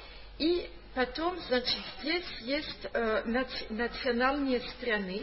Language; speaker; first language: Russian; non-native, fluent; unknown